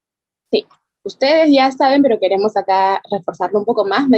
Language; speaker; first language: Spanish; native; Spanish